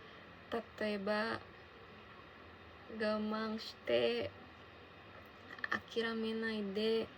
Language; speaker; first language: Japanese; non-native, learner; Indonesian